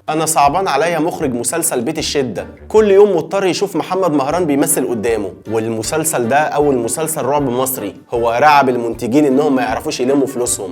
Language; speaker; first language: Arabic; native; Arabic